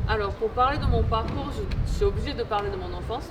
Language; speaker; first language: French; non-native, fluent; Japanese